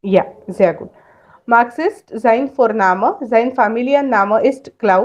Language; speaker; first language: German; non-native, fluent; Hindi